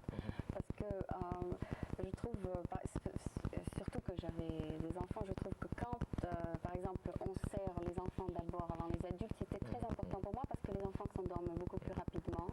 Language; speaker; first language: French; native; French